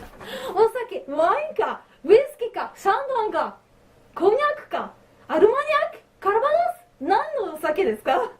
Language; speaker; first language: Japanese; non-native, learner; French